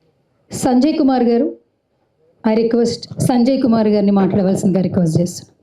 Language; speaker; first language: Telugu; native; Telugu